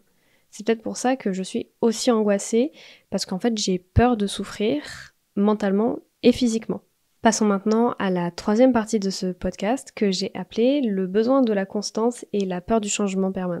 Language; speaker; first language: French; native; French